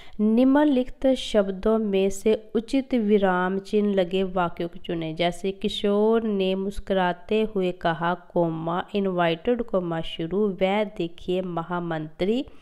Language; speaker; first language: Hindi; non-native, local second language; Punjabi